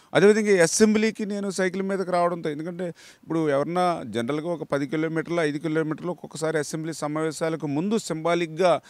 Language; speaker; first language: Telugu; native; Telugu